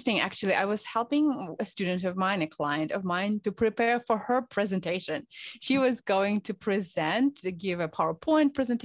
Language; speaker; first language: English; non-native, fluent; Ukrainian